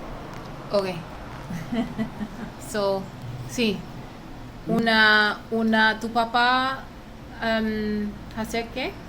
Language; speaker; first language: Spanish; early bilingual, heritage; English